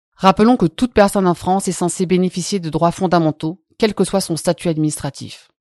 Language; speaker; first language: French; native; French